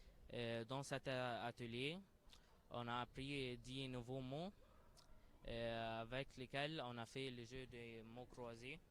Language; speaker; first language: French; non-native, learner; Arabic